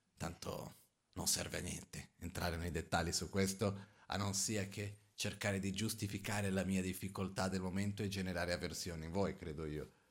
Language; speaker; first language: Italian; non-native, fluent; Portuguese